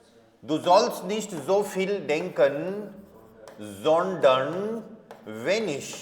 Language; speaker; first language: German; non-native, fluent; Hindi